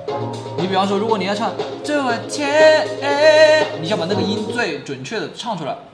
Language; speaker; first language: Chinese; native; Chinese